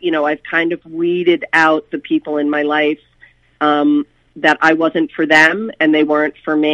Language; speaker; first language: English; native; English